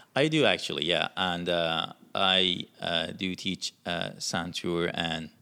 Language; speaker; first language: English; non-native, fluent; Persian